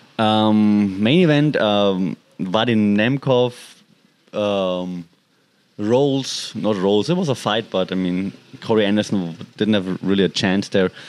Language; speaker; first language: English; non-native, fluent; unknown